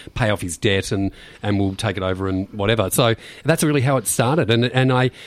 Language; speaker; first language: English; native; English